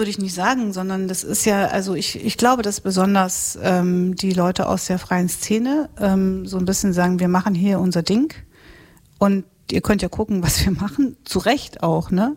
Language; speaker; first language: German; native; German